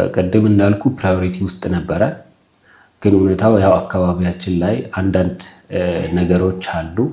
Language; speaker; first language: Amharic; non-native, local second language; Oromo